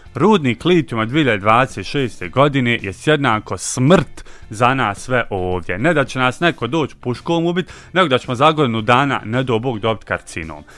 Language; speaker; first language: Bosnian; native; Bosnian